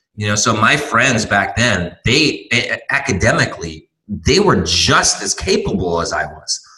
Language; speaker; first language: English; native; English